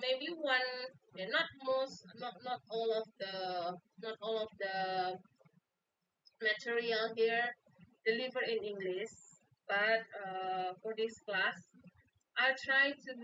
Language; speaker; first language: English; non-native, fluent; Indonesian